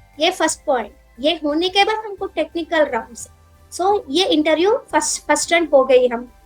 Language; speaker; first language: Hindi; non-native, local second language; Telugu